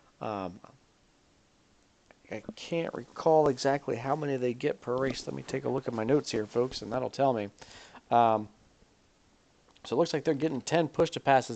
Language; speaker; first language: English; native; English